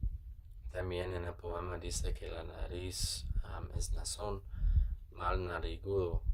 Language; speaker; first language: Spanish; non-native, learner; English